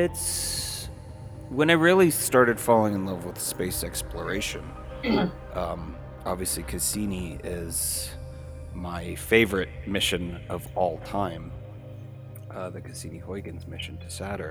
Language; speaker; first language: English; native; English